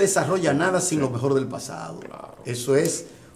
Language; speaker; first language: Spanish; native; Spanish